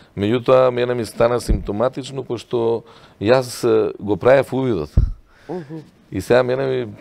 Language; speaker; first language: Macedonian; native; Macedonian